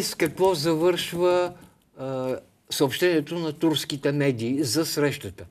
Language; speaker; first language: Bulgarian; native; Bulgarian